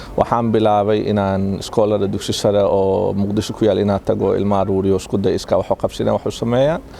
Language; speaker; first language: Somali; early bilingual, heritage; Somali